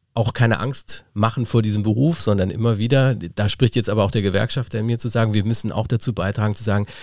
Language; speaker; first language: German; native; German